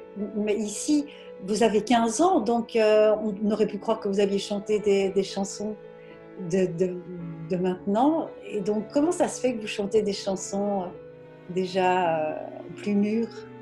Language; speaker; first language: French; native; French